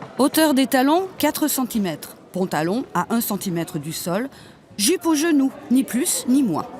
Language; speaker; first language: French; native; French